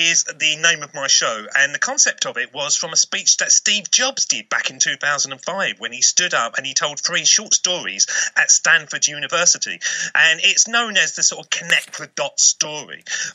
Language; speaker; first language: English; native; English